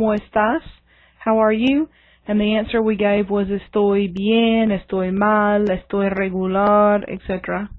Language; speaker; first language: Spanish; non-native, fluent; English